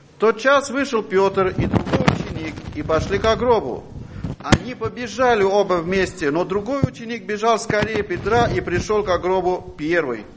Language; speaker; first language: Russian; non-native, fluent; Armenian